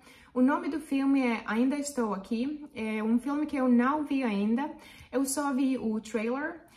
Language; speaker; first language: Portuguese; non-native, fluent; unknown